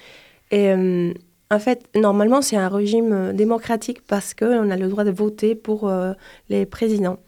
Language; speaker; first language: French; non-native, fluent; Spanish